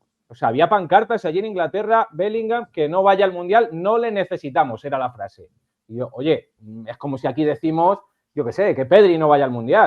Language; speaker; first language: Spanish; native; Spanish